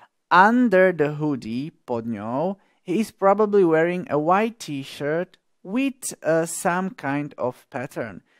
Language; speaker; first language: English; non-native, fluent; Slovak